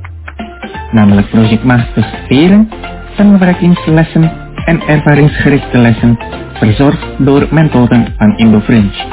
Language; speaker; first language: Dutch; non-native, fluent; Indonesian